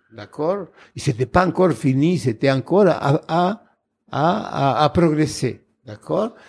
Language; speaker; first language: French; non-native, fluent; Spanish